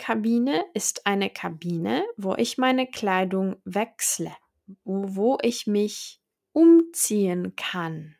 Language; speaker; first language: German; non-native, fluent; Czech